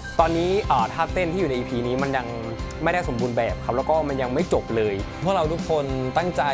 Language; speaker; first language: Thai; native; Thai